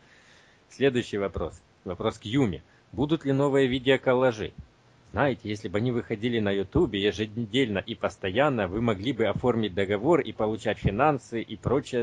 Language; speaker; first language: Russian; native; Russian